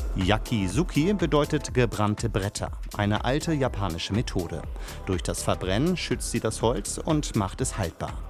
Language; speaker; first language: German; native; German